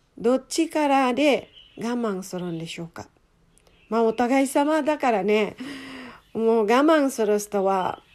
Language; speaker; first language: Japanese; non-native, fluent; Filipino